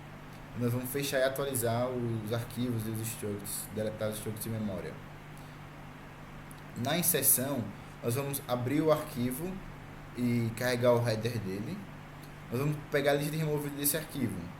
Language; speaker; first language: Portuguese; native; Portuguese